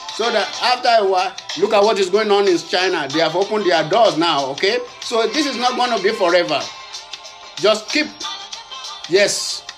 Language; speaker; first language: English; non-native, local second language; Yoruba